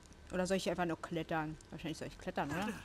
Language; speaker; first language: German; native; German